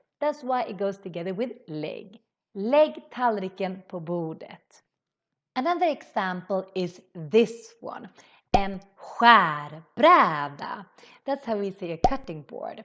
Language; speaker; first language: Swedish; native; Swedish